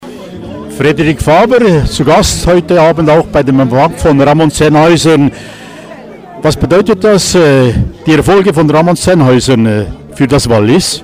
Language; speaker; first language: German; native; German